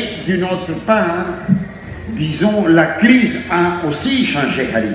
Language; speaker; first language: French; non-native, fluent; Greek